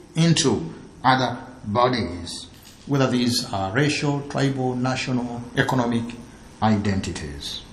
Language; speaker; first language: English; non-native, local second language; Ganda